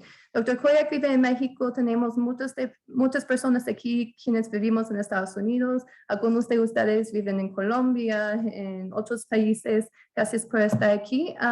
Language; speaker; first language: Spanish; non-native, fluent; English